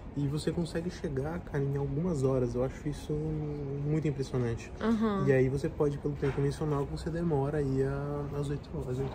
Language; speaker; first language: Portuguese; native; Portuguese